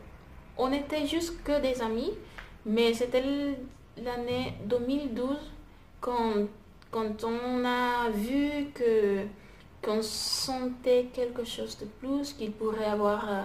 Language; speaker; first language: French; non-native, fluent; Spanish